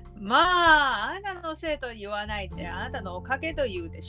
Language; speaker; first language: Japanese; non-native, learner; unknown